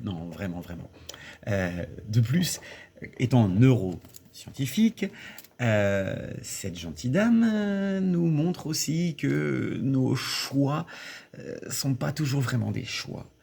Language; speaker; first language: French; native; French